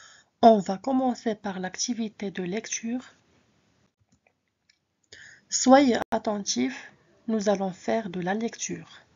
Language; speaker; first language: French; non-native, local second language; Arabic